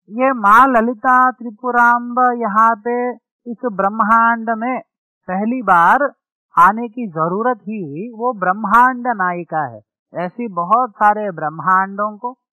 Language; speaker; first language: Hindi; non-native, local second language; Telugu